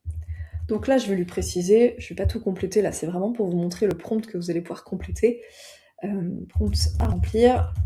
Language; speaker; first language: French; native; French